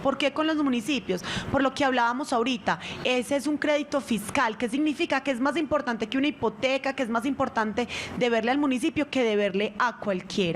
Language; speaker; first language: Spanish; native; Spanish